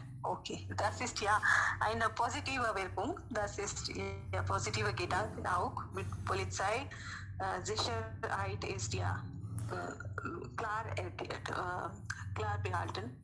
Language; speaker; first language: German; non-native, learner; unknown